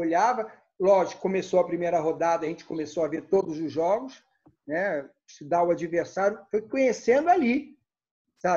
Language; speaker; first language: Portuguese; native; Portuguese